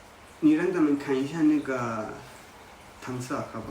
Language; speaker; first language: Chinese; non-native, learner; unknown